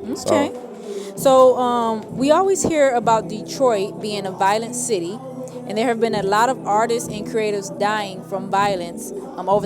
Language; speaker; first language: English; native; English